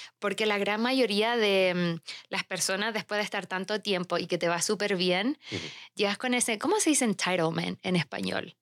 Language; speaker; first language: Spanish; native; Spanish